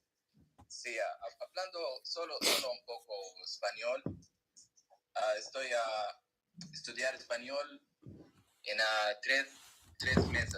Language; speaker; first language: Spanish; non-native, learner; Arabic